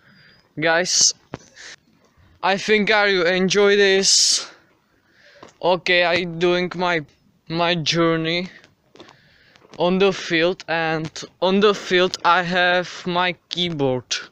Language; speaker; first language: English; non-native, learner; Czech